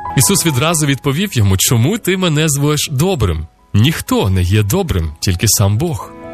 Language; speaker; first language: Ukrainian; native; Ukrainian